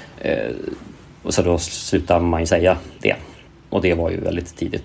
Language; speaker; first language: Swedish; native; Swedish